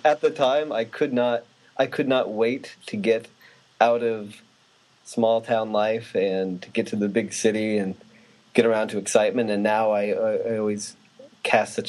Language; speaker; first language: English; native; English